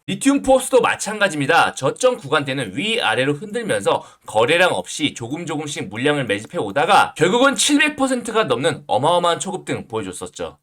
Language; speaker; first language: Korean; native; Korean